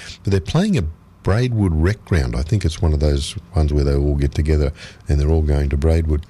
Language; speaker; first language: English; native; English